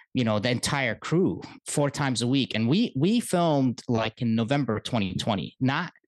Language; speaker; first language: English; early bilingual, other home language; Arabic